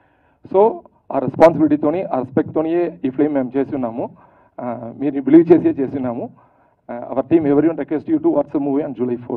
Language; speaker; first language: Telugu; early bilingual, heritage; Tamil